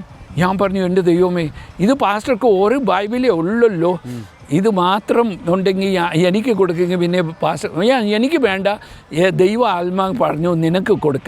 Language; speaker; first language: Malayalam; early bilingual, heritage; Malayalam